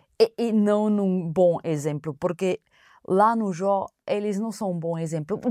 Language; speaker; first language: Portuguese; non-native, fluent; German